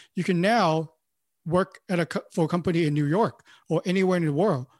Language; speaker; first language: English; non-native, local second language; Cantonese